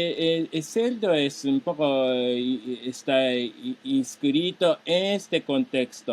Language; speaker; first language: Spanish; non-native, fluent; Japanese